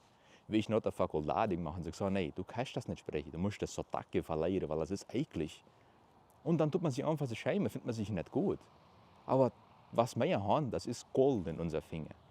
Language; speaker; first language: German; early bilingual, heritage; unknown